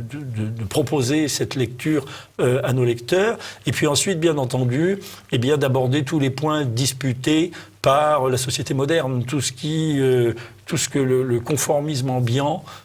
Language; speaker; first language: French; native; French